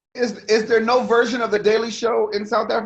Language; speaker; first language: English; native; English